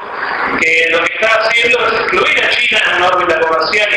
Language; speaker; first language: Spanish; native; Spanish